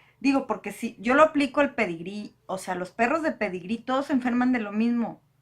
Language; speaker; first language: Spanish; native; Spanish